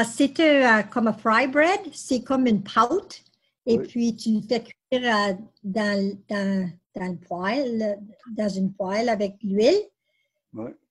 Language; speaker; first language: French; native; French